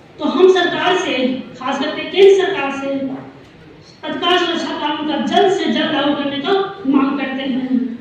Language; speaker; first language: Hindi; native; Hindi